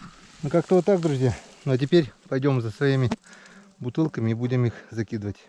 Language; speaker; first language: Russian; native; Russian